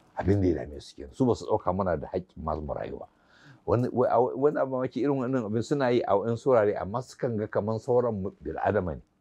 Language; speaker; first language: Hausa; native; Hausa